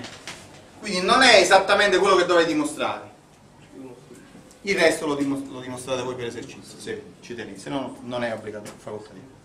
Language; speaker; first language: Italian; native; Italian